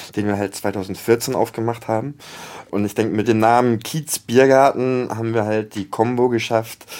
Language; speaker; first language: German; native; German